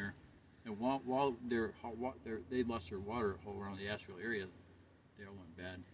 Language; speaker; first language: English; native; English